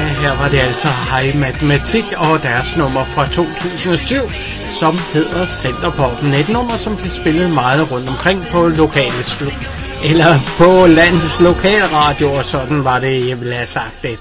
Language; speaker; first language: Danish; native; Danish